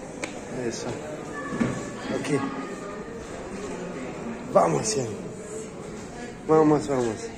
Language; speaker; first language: Spanish; non-native, learner; German